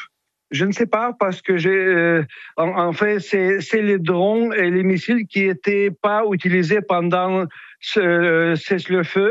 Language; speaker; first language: French; non-native, fluent; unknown